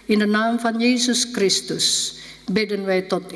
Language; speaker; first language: Dutch; non-native, fluent; Indonesian